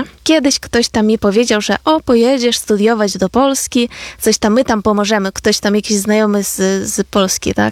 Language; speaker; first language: Polish; non-native, fluent; Ukrainian